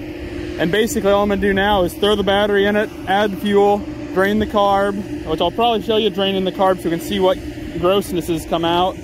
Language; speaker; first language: English; native; English